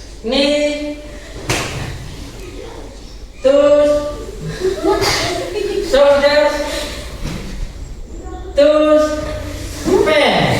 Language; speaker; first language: English; non-native, learner; Indonesian